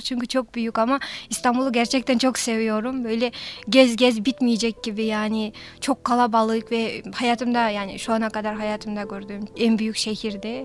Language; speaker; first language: Turkish; non-native, fluent; Kyrgyz